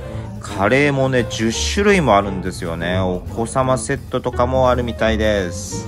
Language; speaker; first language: Japanese; native; Japanese